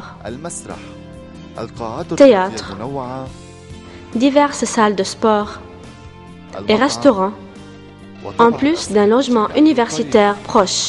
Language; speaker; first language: French; non-native, local second language; Arabic